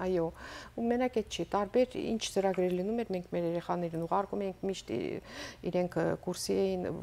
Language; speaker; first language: Armenian; native; Armenian